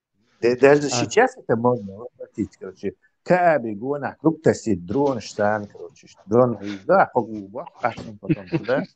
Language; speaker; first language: Russian; non-native, local second language; Chechen